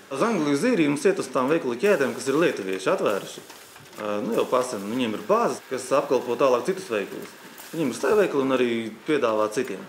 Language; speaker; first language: Latvian; native; Latvian